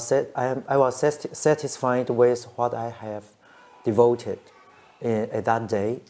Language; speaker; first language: English; non-native, fluent; Chinese